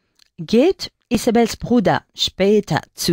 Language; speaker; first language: German; non-native, learner; Spanish